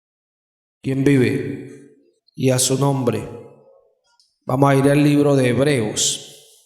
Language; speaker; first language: Spanish; native; Spanish